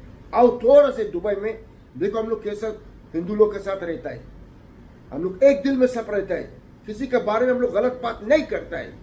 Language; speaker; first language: Hindi; non-native, learner; Arabic